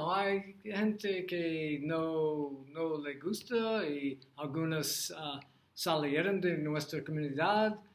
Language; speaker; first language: Spanish; non-native, learner; English